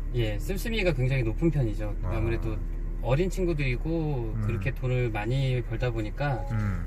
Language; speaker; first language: Korean; native; Korean